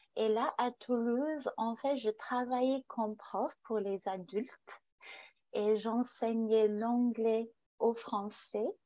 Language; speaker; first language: French; non-native, fluent; English